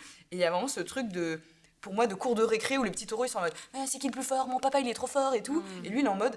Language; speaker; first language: French; native; French